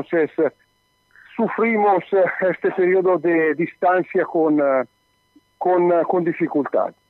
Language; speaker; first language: Spanish; non-native, learner; Italian